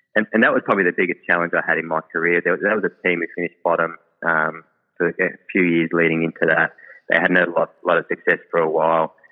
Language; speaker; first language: English; native; English